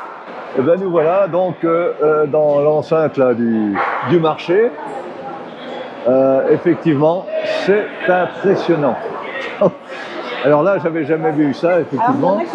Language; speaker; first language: French; native; French